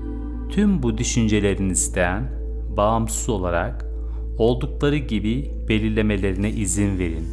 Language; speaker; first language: Turkish; native; Turkish